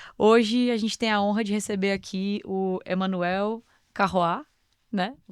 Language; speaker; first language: Portuguese; native; Portuguese